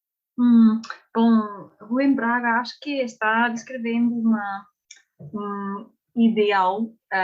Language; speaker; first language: Portuguese; non-native, learner; English